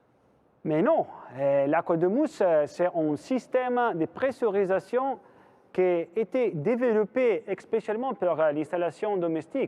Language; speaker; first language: French; non-native, fluent; Italian